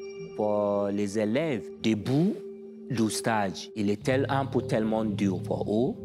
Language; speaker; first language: French; non-native, learner; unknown